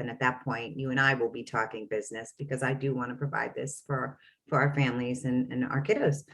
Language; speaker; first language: English; native; English